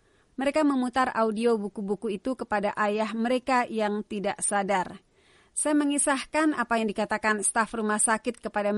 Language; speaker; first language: Indonesian; native; Indonesian